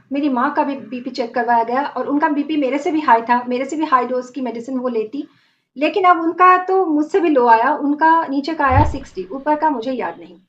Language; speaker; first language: Hindi; non-native, local second language; Bangla